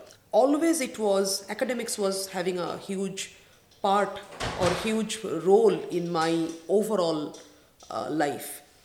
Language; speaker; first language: English; non-native, local second language; Bangla